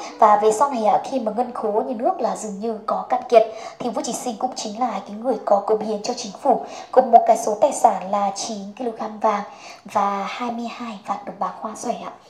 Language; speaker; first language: Vietnamese; non-native, local second language; Hmong